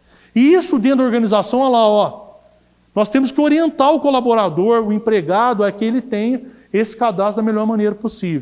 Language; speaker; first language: Portuguese; native; Portuguese